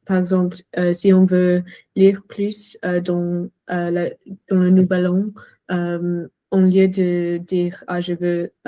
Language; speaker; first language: French; non-native, fluent; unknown